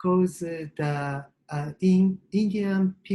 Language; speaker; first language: English; non-native, learner; Japanese